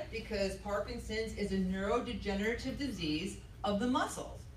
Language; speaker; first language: English; native; English